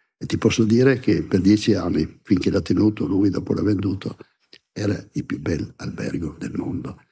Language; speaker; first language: Italian; native; Italian